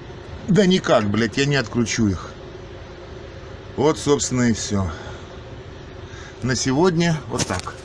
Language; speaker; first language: Russian; native; Russian